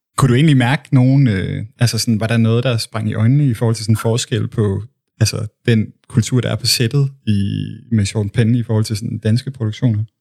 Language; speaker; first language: Danish; native; Danish